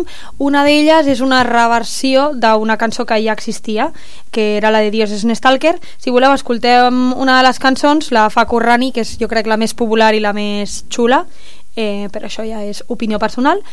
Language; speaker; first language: Catalan; native; Catalan